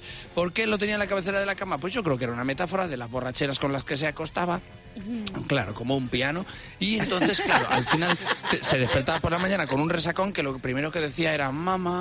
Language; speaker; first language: Spanish; native; Spanish